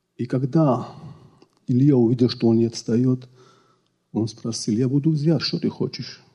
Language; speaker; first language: Russian; non-native, local second language; Georgian